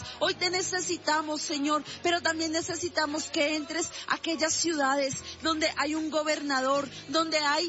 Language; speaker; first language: Spanish; native; Spanish